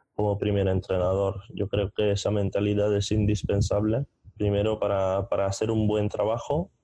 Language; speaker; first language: Spanish; non-native, fluent; Hungarian